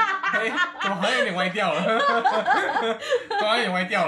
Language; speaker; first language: Chinese; native; Chinese